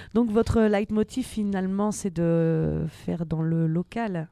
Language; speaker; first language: French; native; French